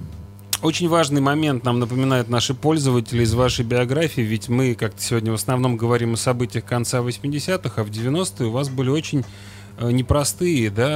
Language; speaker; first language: Russian; native; Russian